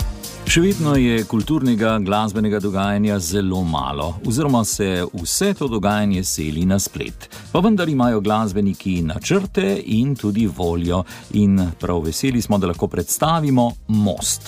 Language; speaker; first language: Slovenian; native; Slovenian